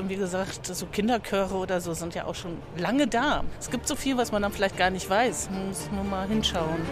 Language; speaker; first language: German; native; German